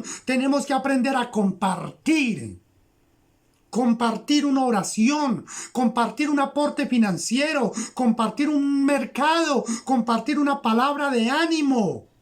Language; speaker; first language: Spanish; native; Spanish